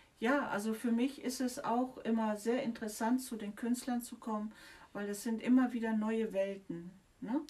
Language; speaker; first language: German; native; German